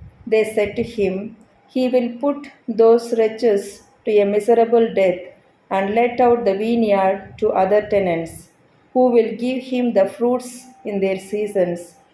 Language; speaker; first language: English; non-native, local second language; Telugu